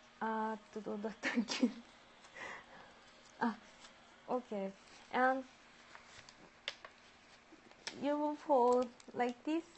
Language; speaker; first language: English; non-native, learner; Japanese